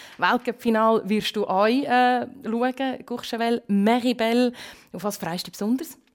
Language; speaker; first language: German; native; German